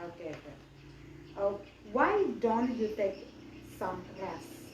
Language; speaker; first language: English; non-native, learner; Indonesian